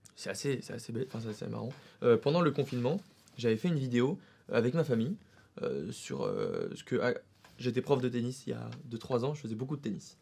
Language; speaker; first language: French; native; French